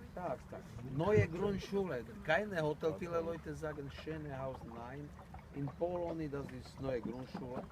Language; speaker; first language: German; non-native, learner; Slovak